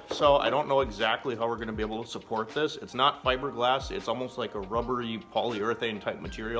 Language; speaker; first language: English; native; English